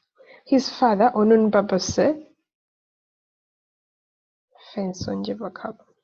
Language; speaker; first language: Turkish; non-native, fluent; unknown